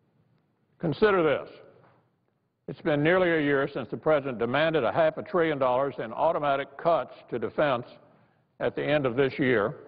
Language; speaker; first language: English; native; English